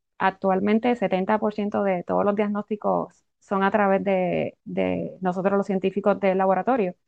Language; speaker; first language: Spanish; native; Spanish